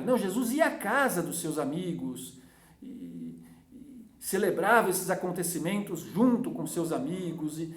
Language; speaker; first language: Portuguese; native; Portuguese